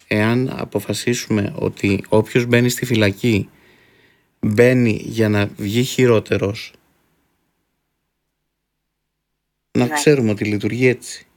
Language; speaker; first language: Greek; native; Greek